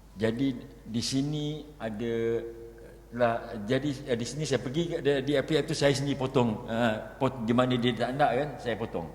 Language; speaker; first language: Malay; native; Malay